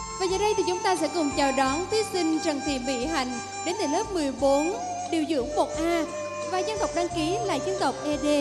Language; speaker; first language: Vietnamese; native; Vietnamese